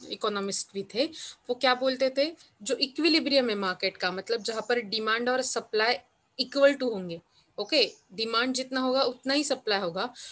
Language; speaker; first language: Hindi; non-native, local second language; Marathi